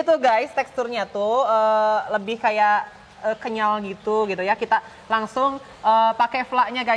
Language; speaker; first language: Indonesian; native; Indonesian